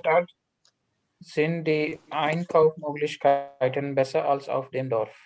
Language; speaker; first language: German; non-native, learner; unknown